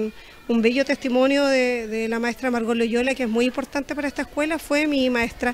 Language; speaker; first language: Spanish; native; Spanish